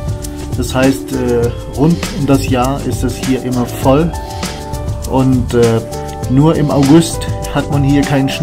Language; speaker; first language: German; non-native, fluent; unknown